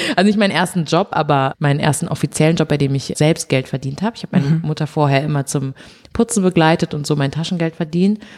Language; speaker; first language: German; early bilingual, other home language; Portuguese